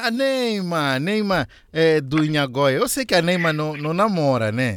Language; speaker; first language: Portuguese; native; Portuguese